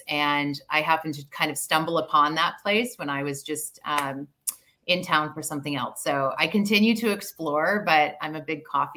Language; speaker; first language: English; native; English